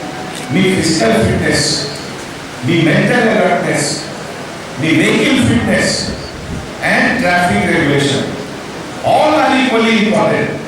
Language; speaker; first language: Telugu; non-native, fluent; Hindi